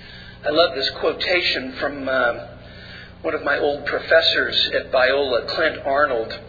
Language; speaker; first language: English; native; English